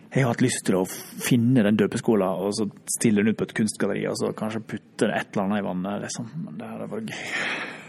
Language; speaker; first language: Norwegian; native; Norwegian